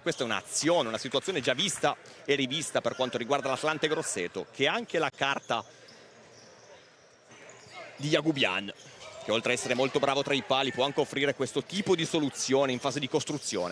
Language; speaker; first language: Italian; native; Italian